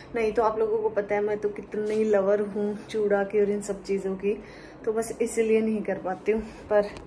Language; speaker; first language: Hindi; native; Hindi